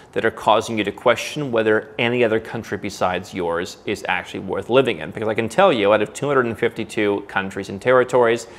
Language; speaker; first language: English; native; English